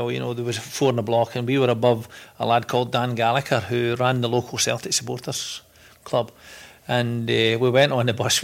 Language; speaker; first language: English; native; English